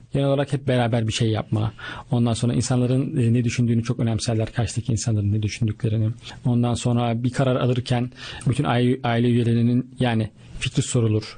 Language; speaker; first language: Turkish; native; Turkish